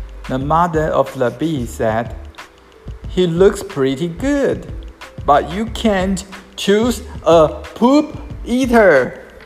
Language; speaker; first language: English; non-native, fluent; Chinese